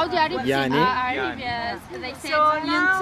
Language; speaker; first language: English; non-native, learner; Arabic